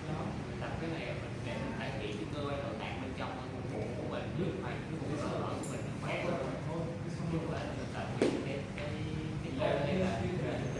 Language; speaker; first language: Vietnamese; native; Vietnamese